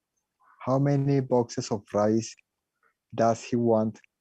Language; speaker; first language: English; non-native, learner; Spanish